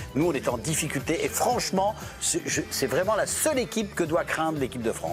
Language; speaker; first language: French; native; French